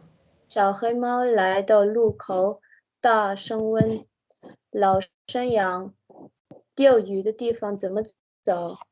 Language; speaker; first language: Chinese; non-native, learner; Tibetan